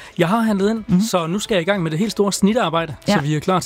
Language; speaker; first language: Danish; native; Danish